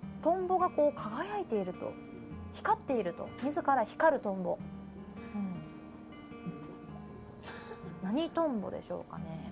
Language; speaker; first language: Japanese; native; Japanese